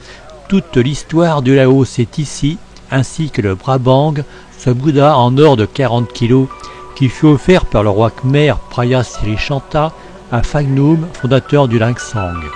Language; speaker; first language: French; native; French